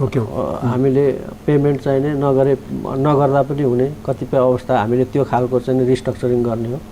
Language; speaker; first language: Nepali; native; Nepali